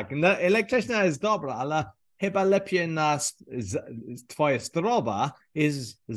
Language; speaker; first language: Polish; non-native, learner; English